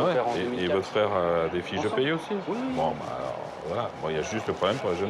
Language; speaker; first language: French; native; French